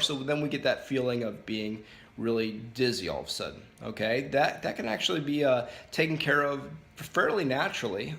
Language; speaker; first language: English; native; English